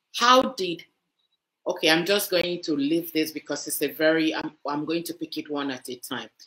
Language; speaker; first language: English; non-native, local second language; Igbo